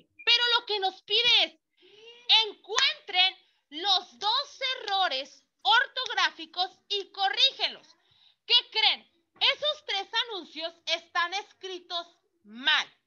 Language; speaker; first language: Spanish; native; Spanish